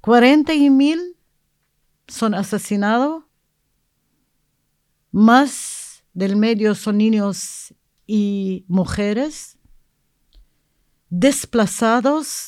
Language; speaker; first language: Spanish; non-native, learner; Arabic